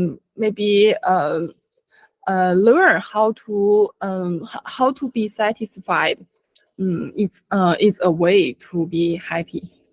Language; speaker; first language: English; non-native, learner; Chinese